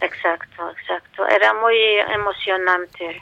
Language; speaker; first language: Spanish; non-native, fluent; Arabic